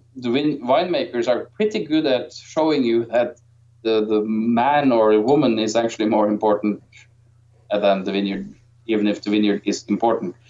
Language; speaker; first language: English; non-native, fluent; Norwegian